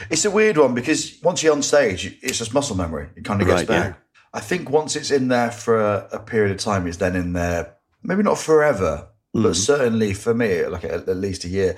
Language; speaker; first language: English; native; English